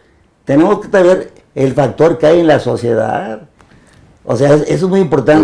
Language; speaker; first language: Spanish; native; Spanish